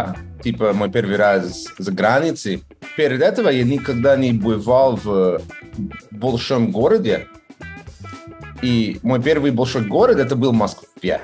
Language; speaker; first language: Russian; non-native, learner; English